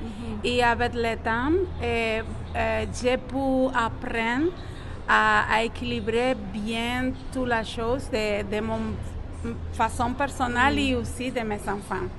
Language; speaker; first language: French; non-native, learner; Spanish